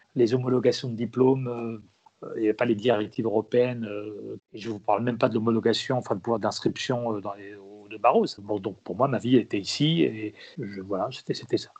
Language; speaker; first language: French; early bilingual, other home language; Spanish